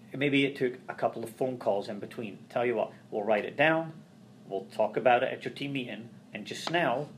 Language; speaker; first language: English; native; English